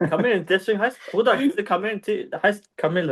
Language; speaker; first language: German; non-native, learner; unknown